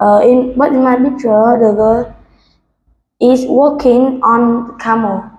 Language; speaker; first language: English; non-native, learner; Vietnamese